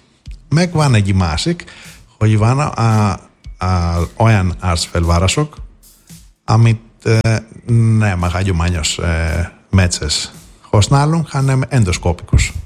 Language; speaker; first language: Hungarian; non-native, fluent; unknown